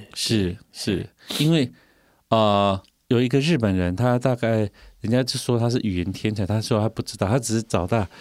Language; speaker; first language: Chinese; native; Chinese